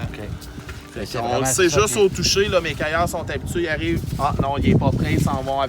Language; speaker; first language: French; native; French